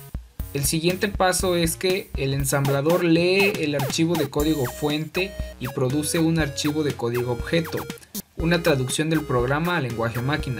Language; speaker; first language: Spanish; native; Spanish